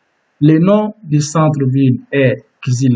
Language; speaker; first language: French; non-native, fluent; Turkish